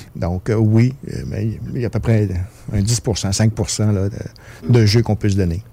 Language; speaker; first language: French; native; French